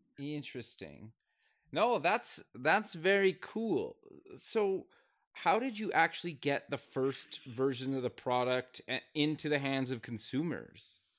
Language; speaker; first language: English; native; English